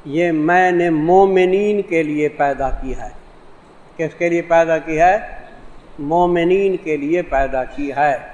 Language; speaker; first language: Urdu; non-native, local second language; Saraiki